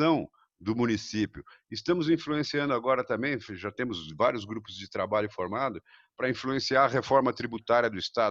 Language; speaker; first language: Portuguese; native; Portuguese